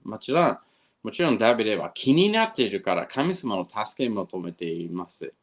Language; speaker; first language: Japanese; non-native, fluent; English